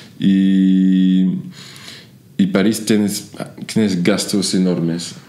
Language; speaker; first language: Spanish; non-native, fluent; French